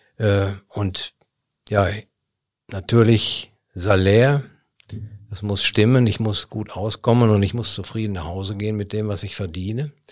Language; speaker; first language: German; native; German